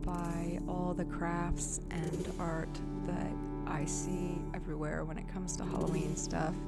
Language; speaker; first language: English; native; English